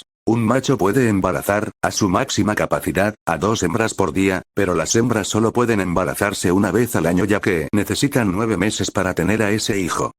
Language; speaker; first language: Spanish; native; Spanish